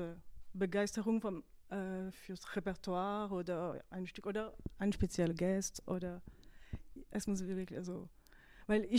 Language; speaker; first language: German; non-native, fluent; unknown